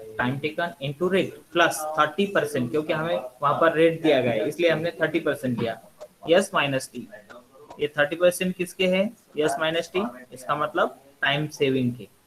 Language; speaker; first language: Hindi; non-native, local second language; Marathi